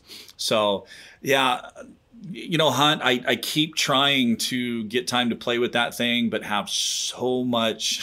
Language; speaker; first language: English; native; English